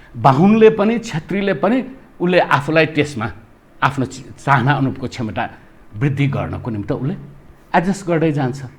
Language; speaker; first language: Nepali; non-native, local second language; Newari